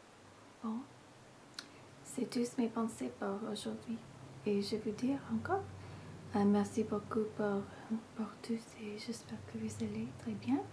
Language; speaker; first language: French; non-native, learner; English